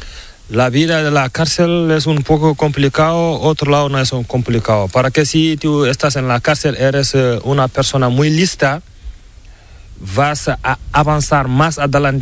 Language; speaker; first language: Spanish; non-native, learner; Fula